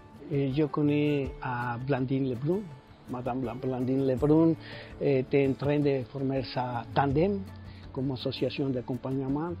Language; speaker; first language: French; non-native, fluent; Spanish